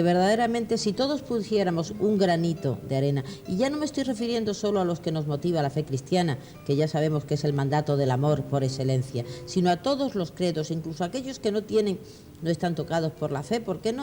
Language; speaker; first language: Spanish; native; Spanish